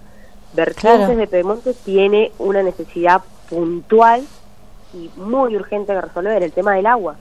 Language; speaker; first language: Spanish; native; Spanish